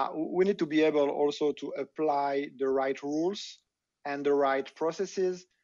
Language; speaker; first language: English; non-native, fluent; French